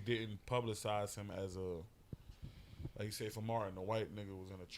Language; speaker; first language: English; native; English